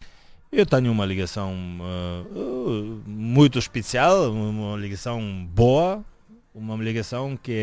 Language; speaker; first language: Portuguese; non-native, fluent; Bulgarian